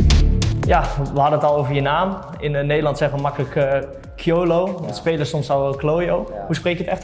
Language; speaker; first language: Dutch; native; Dutch